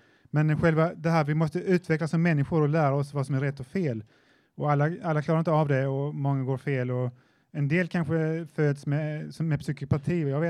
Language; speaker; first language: Swedish; native; Swedish